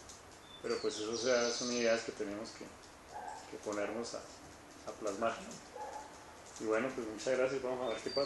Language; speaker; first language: Spanish; native; Spanish